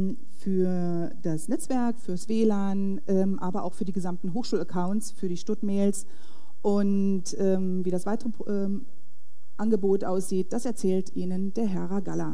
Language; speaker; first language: German; native; German